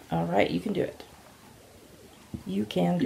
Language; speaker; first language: English; native; English